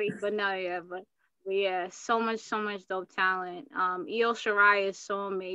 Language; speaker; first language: English; native; English